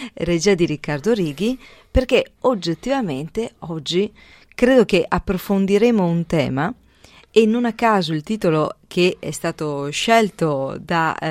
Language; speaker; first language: Italian; native; Italian